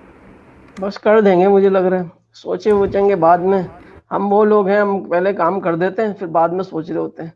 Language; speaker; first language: Hindi; non-native, fluent; Urdu